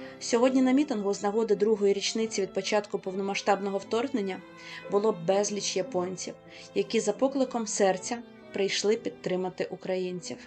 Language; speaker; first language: Ukrainian; native; Ukrainian